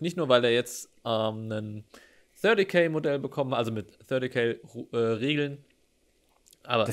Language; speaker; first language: German; native; German